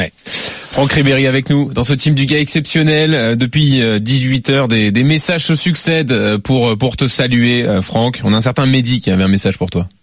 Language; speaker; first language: French; native; French